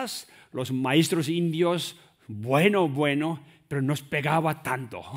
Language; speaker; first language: Spanish; non-native, learner; Tibetan